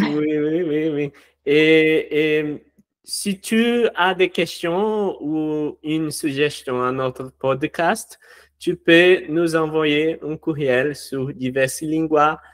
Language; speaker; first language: French; non-native, learner; Portuguese